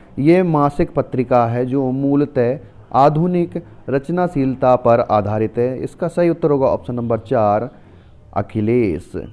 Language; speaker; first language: Hindi; native; Hindi